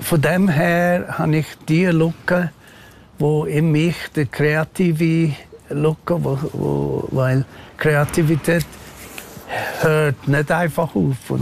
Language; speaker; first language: German; non-native, fluent; Maltese